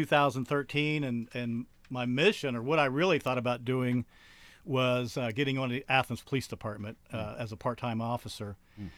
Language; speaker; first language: English; native; English